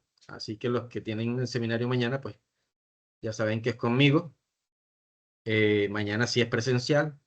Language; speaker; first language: Spanish; native; Spanish